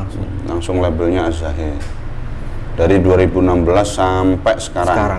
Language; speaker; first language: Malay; non-native, local second language; Javanese